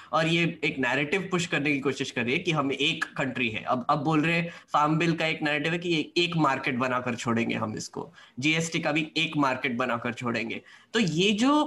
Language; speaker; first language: Hindi; non-native, local second language; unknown